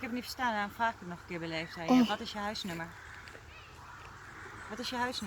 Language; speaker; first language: Dutch; native; Dutch